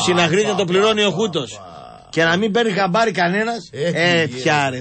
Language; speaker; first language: Greek; native; Greek